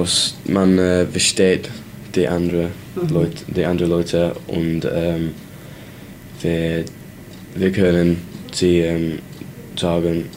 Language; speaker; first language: German; non-native, learner; English